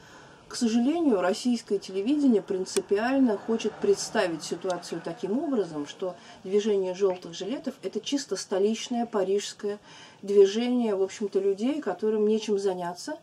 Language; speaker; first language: Russian; native; Russian